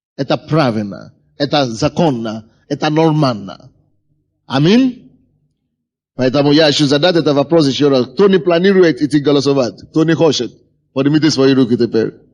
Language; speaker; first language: Russian; non-native, fluent; Yoruba